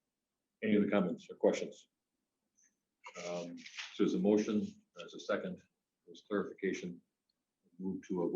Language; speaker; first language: English; native; English